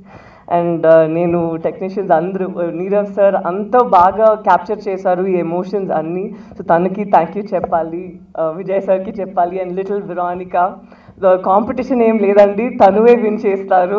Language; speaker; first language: Telugu; non-native, fluent; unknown